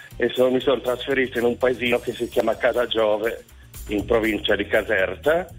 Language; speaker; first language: Italian; native; Italian